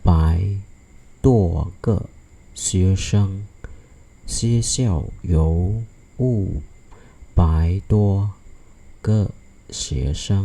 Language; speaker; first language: Chinese; non-native, fluent; Khmer